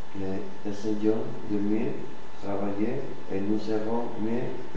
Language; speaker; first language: French; non-native, learner; Spanish